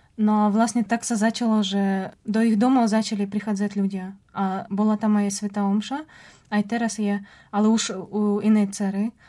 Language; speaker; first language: Slovak; non-native, fluent; Russian